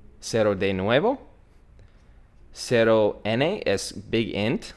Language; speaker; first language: Spanish; non-native, learner; English